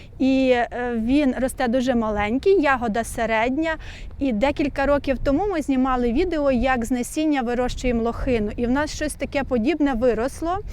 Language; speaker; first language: Ukrainian; native; Ukrainian